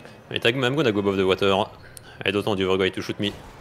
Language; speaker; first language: English; non-native, fluent; French